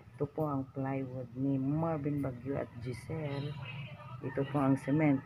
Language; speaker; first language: Filipino; non-native, local second language; Cebuano